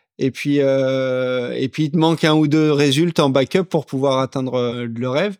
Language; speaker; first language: French; native; French